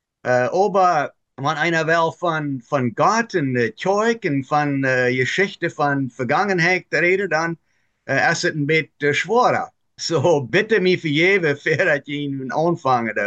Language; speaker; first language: German; non-native, learner; Plautdietsch